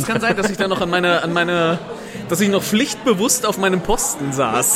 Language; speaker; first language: German; native; German